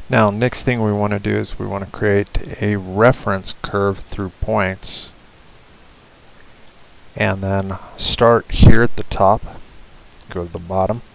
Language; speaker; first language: English; native; English